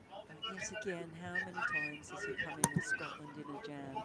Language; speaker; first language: English; native; English